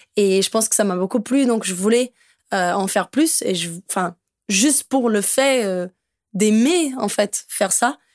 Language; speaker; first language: French; non-native, fluent; Portuguese